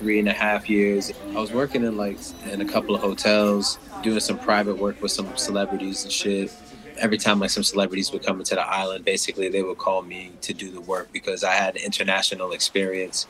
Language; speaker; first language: English; native; English